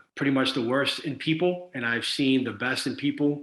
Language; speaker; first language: English; early bilingual, other home language; Spanish